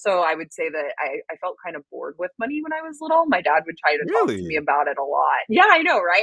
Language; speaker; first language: English; native; English